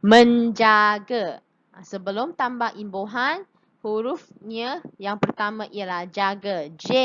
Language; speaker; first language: Malay; non-native, local second language; Chinese